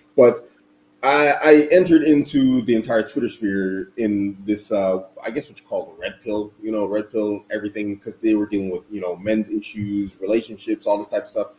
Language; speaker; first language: English; native; English